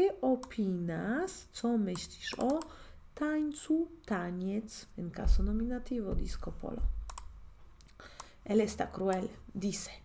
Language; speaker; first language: Spanish; non-native, fluent; Polish